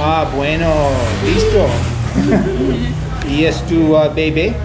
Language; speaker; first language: Spanish; non-native, learner; English